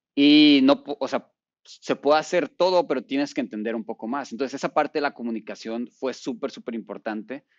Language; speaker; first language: Spanish; native; Spanish